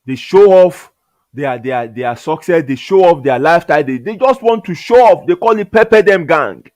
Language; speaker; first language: English; non-native, local second language; Yoruba